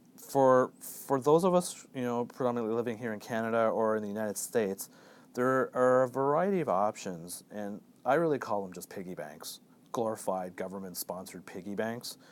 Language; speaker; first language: English; native; English